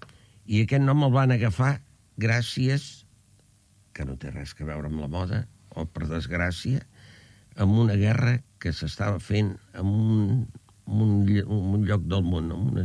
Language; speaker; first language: Catalan; native; Catalan